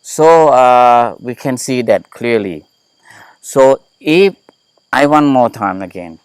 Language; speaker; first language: English; non-native, learner; Thai